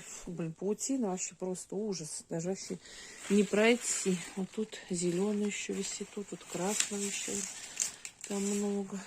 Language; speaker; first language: Russian; native; Russian